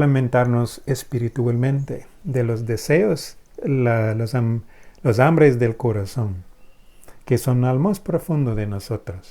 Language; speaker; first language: Spanish; non-native, fluent; English